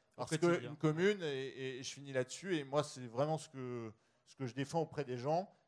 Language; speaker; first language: French; native; French